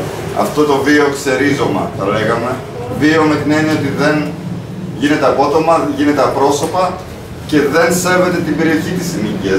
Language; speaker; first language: Greek; native; Greek